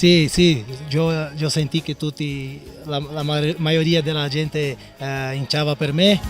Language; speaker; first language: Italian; non-native, learner; Portuguese